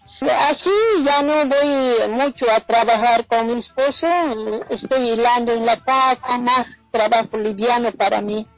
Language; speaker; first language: Spanish; non-native, local second language; Quechua